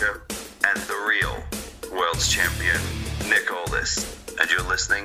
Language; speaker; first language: English; native; English